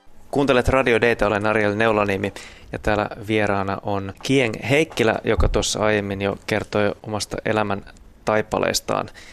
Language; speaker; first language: Finnish; native; Finnish